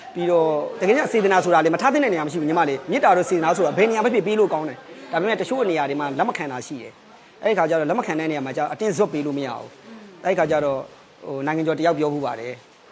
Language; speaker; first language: Burmese; non-native, local second language; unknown